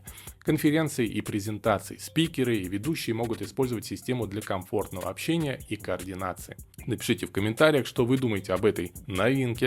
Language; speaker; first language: Russian; native; Russian